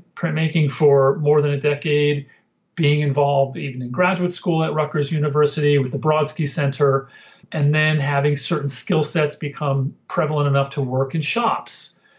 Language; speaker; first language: English; native; English